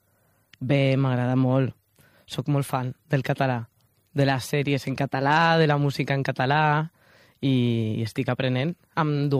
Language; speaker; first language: Catalan; non-native, learner; Spanish